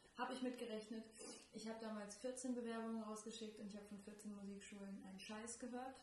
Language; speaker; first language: German; native; German